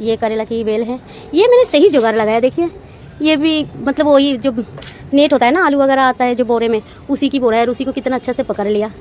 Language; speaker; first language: Hindi; non-native, local second language; Bangla